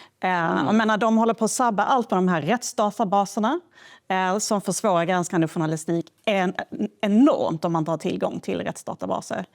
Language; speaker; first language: Swedish; native; Swedish